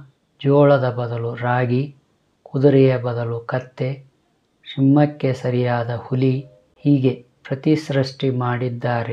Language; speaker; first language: Kannada; native; Kannada